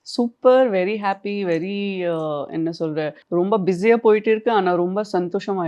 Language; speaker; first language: Tamil; non-native, local second language; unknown